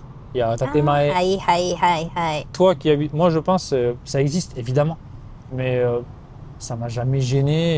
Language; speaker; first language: French; native; French